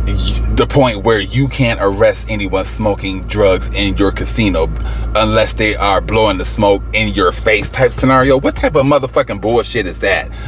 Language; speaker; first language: English; native; English